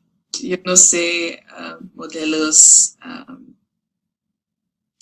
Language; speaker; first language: Spanish; non-native, learner; English